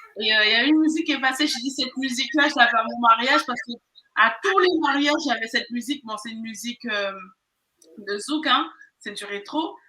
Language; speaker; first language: French; native; French